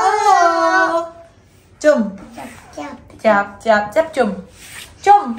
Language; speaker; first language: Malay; non-native, local second language; Javanese